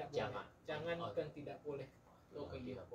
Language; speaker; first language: Chinese; non-native, learner; Indonesian